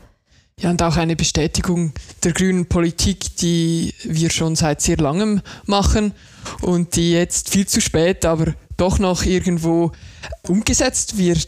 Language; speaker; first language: German; native; German